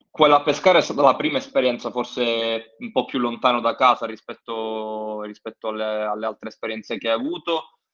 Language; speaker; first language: Italian; native; Italian